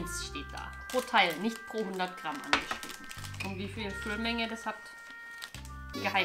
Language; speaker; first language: German; native; German